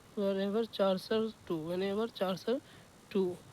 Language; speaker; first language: English; non-native, local second language; Hindi